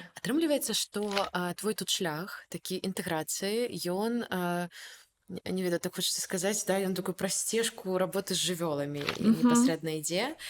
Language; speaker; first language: Belarusian; native; Belarusian